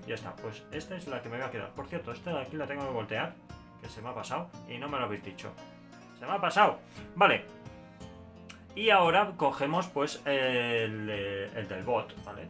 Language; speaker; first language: Spanish; native; Spanish